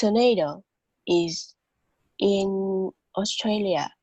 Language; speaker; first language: English; non-native, learner; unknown